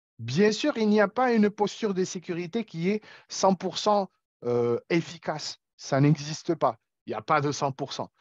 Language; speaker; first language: French; non-native, local second language; Arabic